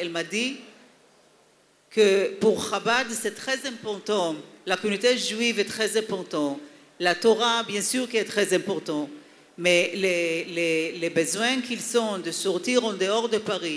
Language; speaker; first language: French; non-native, fluent; Hebrew